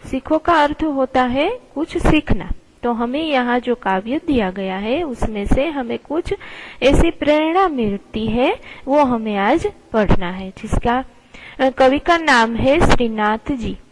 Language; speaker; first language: Hindi; non-native, local second language; Gujarati